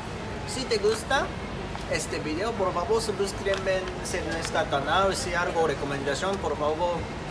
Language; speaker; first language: Spanish; non-native, learner; Japanese